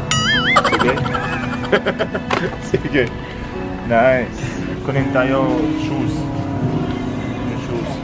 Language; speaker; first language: Filipino; non-native, learner; Arabic